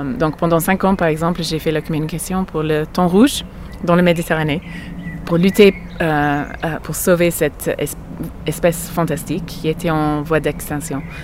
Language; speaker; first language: French; non-native, fluent; English